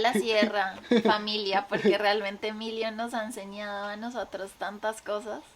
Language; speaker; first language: Spanish; native; Spanish